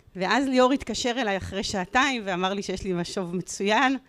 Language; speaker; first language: Hebrew; native; Hebrew